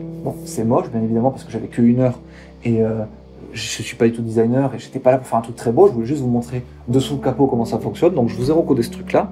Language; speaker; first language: French; native; French